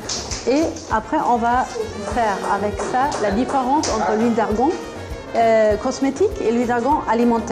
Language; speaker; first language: French; non-native, fluent; German